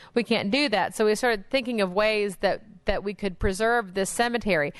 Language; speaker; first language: English; native; English